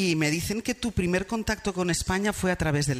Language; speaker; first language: Spanish; native; Spanish